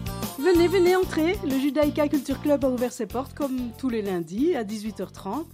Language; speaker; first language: French; native; French